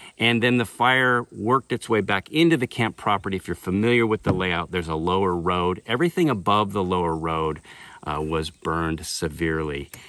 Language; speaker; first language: English; native; English